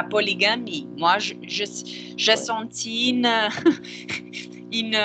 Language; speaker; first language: French; non-native, fluent; Portuguese